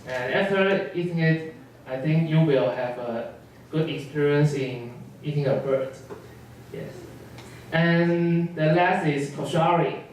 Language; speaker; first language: English; non-native, learner; Chinese